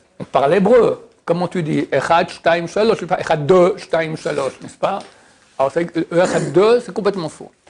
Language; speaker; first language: French; native; French